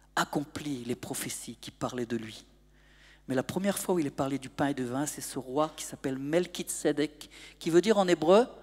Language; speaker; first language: French; native; French